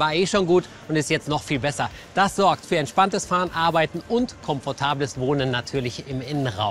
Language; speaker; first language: German; native; German